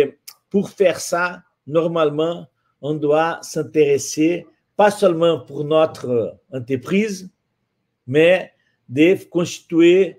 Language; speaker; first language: French; non-native, fluent; Portuguese